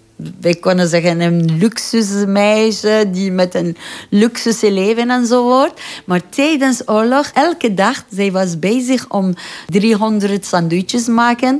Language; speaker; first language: Dutch; non-native, fluent; Persian